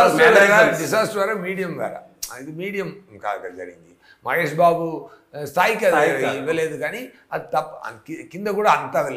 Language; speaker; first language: Telugu; non-native, learner; Tamil